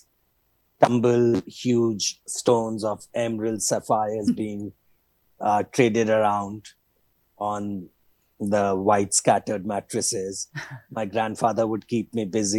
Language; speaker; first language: English; non-native, local second language; Hindi